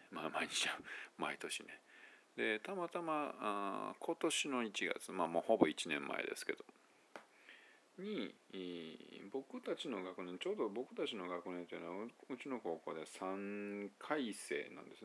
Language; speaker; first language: Japanese; native; Japanese